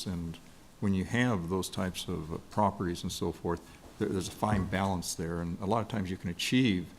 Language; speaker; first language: English; native; English